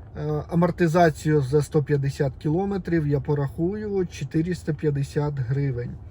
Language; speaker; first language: Ukrainian; non-native, local second language; Russian